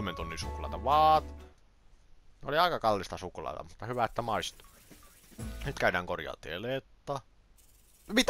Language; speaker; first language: Finnish; native; Finnish